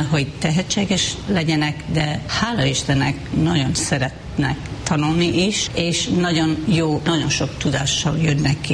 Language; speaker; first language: Hungarian; non-native, fluent; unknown